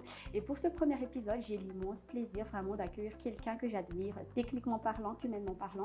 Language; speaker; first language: French; non-native, local second language; Malagasy